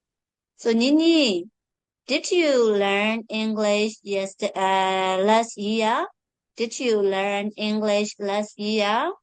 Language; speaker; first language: English; non-native, fluent; Burmese